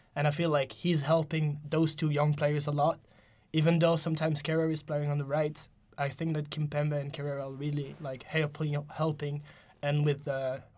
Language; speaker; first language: English; non-native, fluent; French